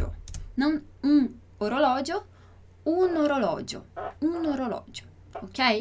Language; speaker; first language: Italian; non-native, fluent; Portuguese